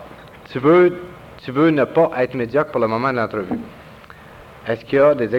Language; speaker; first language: French; native; French